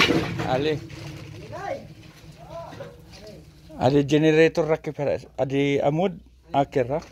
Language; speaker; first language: Arabic; non-native, learner; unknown